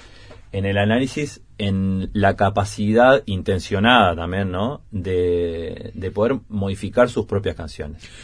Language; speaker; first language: Spanish; native; Spanish